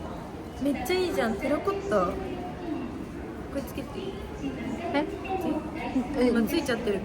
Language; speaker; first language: Japanese; native; Japanese